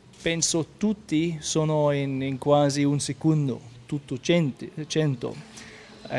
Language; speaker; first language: Italian; non-native, learner; German